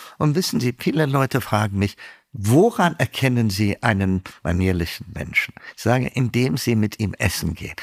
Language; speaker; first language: German; non-native, fluent; Amharic